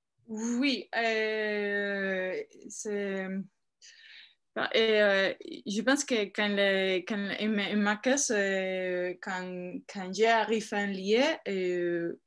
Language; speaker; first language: French; non-native, fluent; Spanish